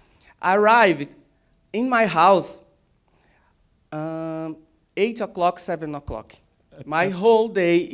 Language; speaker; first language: English; non-native, learner; Portuguese